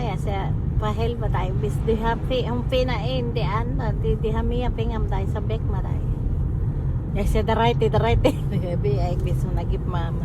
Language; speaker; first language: Danish; non-native, learner; Filipino